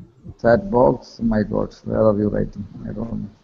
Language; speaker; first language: English; non-native, learner; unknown